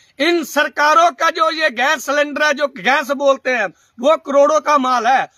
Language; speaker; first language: Hindi; non-native, local second language; Punjabi